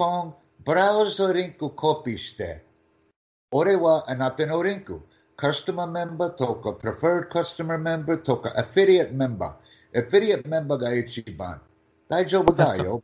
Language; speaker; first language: Japanese; non-native, learner; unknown